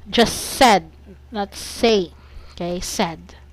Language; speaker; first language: English; non-native, fluent; Cebuano